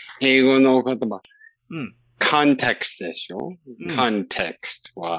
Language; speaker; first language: Japanese; non-native, learner; English